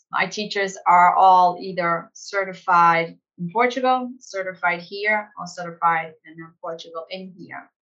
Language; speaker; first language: English; early bilingual, other home language; Portuguese